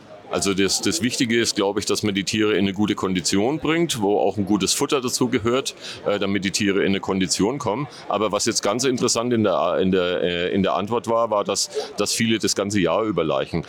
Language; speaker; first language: German; native; German